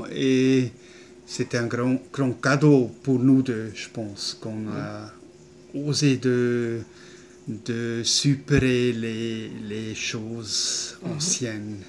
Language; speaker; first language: French; non-native, fluent; German